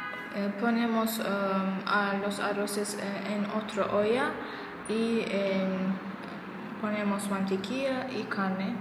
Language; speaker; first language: Spanish; non-native, learner; Azerbaijani